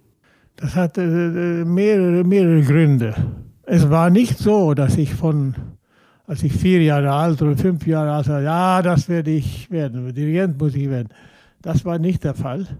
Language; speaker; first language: German; non-native, fluent; Swedish